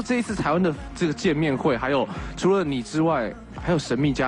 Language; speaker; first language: Chinese; native; Chinese